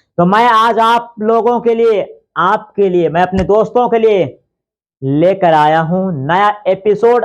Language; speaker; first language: Hindi; native; Hindi